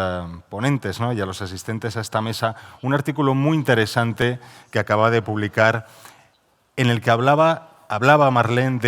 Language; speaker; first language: Spanish; native; Spanish